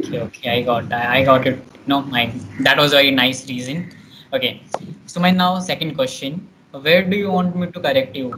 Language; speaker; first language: English; non-native, local second language; Hindi